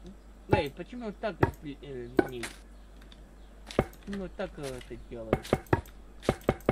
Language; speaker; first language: Russian; non-native, learner; Latvian